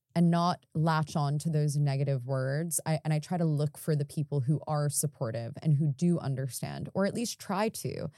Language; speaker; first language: English; native; English